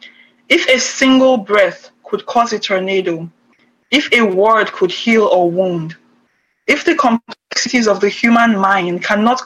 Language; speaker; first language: English; non-native, local second language; Igbo